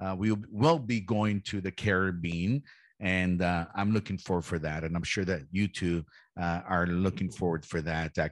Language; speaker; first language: English; early bilingual, heritage; Italian